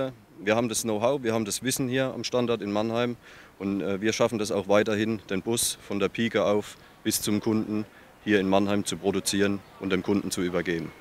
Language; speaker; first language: German; native; German